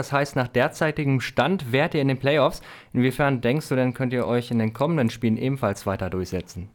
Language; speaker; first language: German; native; German